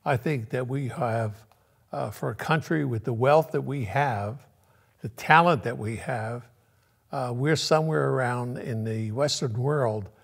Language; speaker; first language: English; early bilingual, other home language; Yiddish